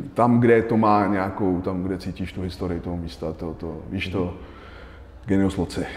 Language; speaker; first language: Czech; native; Czech